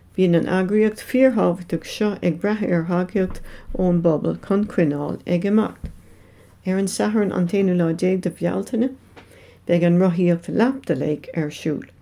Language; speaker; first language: Irish; non-native, local second language; English